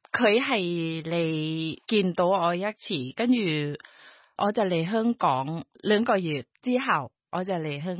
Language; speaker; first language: Cantonese; non-native, fluent; Thai